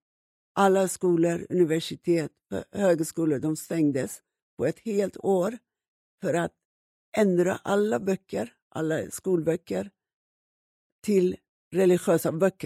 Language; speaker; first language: Swedish; non-native, fluent; Persian